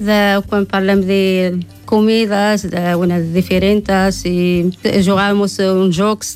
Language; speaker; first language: Catalan; non-native, learner; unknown